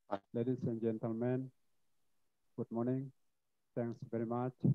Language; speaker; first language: English; non-native, fluent; Indonesian